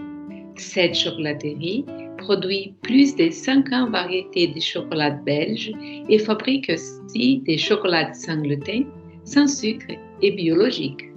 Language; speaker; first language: French; non-native, learner; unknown